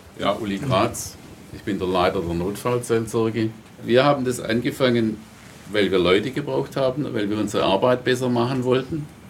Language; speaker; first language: German; native; German